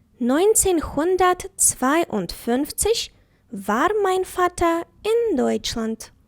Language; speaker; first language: German; non-native, fluent; Ukrainian